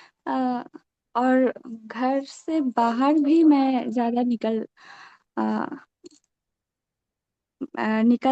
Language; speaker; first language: Hindi; non-native, local second language; Bangla